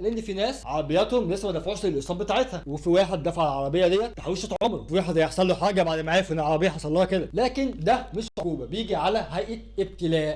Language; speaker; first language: Arabic; native; Arabic